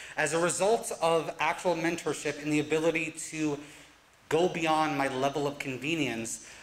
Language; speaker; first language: English; native; English